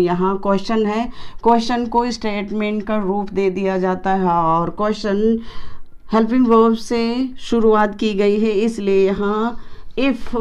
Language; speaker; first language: Hindi; native; Hindi